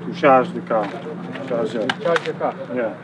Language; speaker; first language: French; non-native, learner; Polish